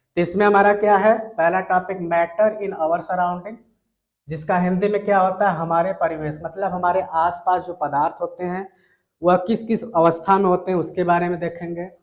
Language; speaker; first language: Hindi; native; Hindi